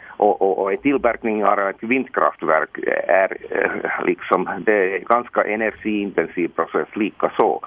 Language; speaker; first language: Swedish; non-native, local second language; Finnish